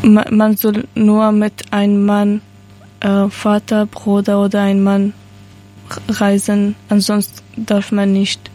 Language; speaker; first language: German; non-native, learner; Persian